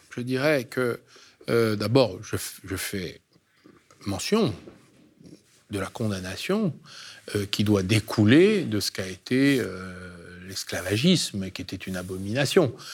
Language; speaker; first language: French; native; French